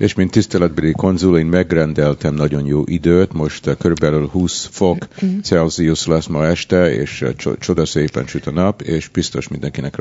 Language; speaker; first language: Hungarian; early bilingual, heritage; Hungarian